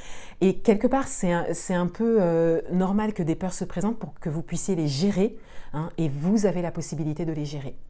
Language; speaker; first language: French; native; French